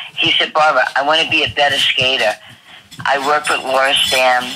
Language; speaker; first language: English; native; English